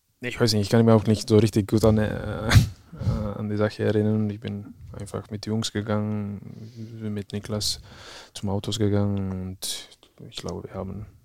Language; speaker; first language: German; non-native, fluent; Czech